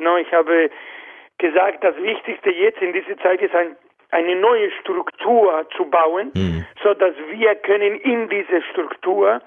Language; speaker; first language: German; non-native, learner; Spanish